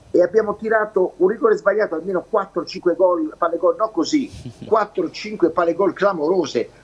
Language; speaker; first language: Italian; native; Italian